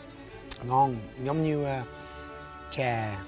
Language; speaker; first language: Vietnamese; non-native, learner; English